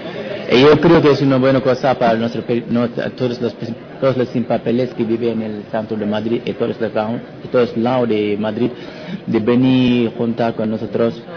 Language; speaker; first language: Spanish; non-native, fluent; Wolof